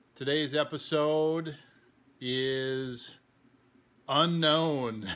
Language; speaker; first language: English; native; English